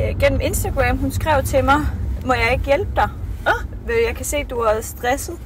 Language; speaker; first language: Danish; early bilingual, other home language; Kurdish